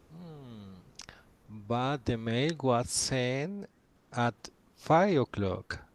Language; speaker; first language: English; non-native, learner; Spanish